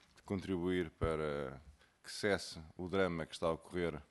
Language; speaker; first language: Portuguese; native; Portuguese